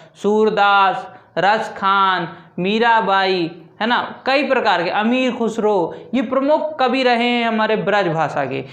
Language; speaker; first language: Hindi; native; Hindi